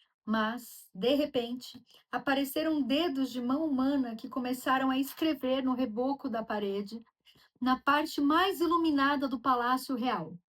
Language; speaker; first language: Portuguese; native; Portuguese